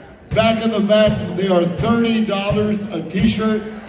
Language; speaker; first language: English; early bilingual, other home language; Spanish